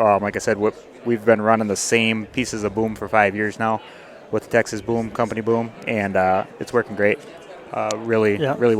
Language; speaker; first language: English; native; English